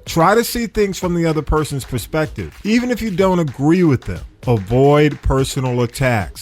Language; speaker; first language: English; native; English